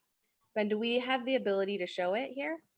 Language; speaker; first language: English; native; English